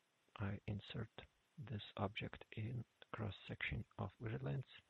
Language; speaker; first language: English; non-native, fluent; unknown